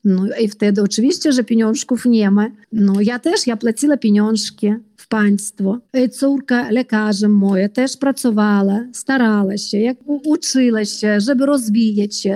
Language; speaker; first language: Polish; early bilingual, heritage; Polish